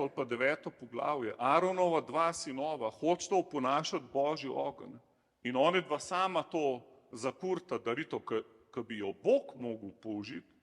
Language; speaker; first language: Slovenian; native; Slovenian